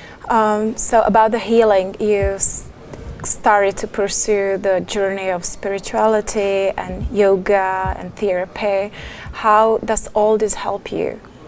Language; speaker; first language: English; non-native, fluent; Czech